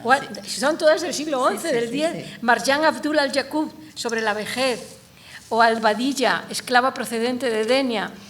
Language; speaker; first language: Spanish; native; Spanish